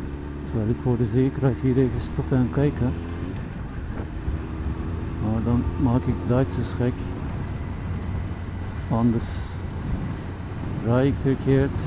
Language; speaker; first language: Dutch; non-native, fluent; Turkish